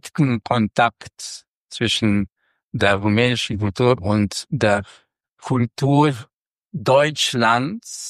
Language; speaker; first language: German; non-native, fluent; Romanian